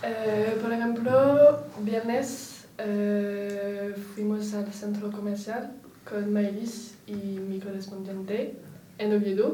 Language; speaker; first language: Spanish; non-native, learner; French